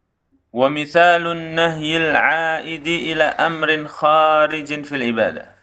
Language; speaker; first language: Arabic; non-native, fluent; Indonesian